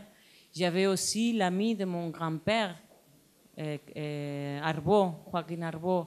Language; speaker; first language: French; non-native, learner; Spanish